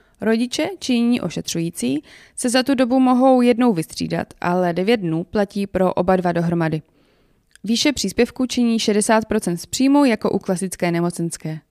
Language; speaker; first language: Czech; native; Czech